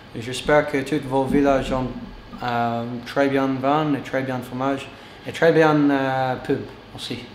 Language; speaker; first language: French; non-native, learner; English